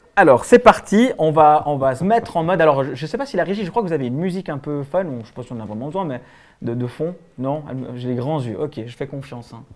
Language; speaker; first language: French; early bilingual, other home language; Spanish